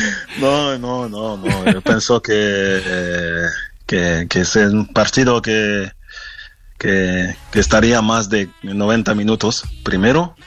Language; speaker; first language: Spanish; non-native, fluent; French